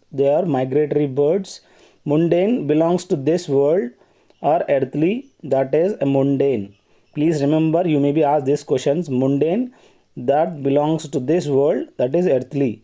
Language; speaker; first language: English; non-native, local second language; Telugu